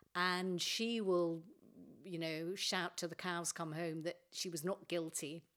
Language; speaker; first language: English; native; English